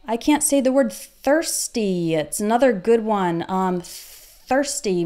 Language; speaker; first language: English; native; English